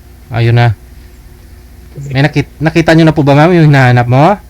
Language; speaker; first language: Filipino; native; Filipino